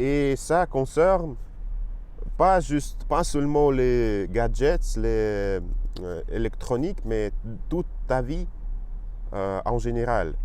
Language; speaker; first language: French; non-native, learner; Russian